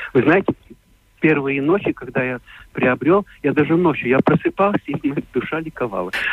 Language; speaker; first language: Russian; non-native, local second language; Latvian